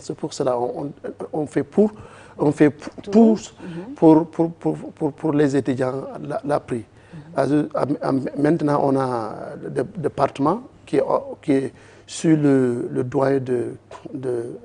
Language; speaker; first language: French; non-native, learner; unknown